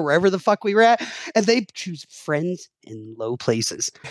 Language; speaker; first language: English; native; English